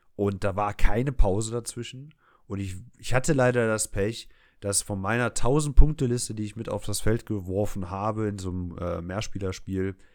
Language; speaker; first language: German; non-native, fluent; English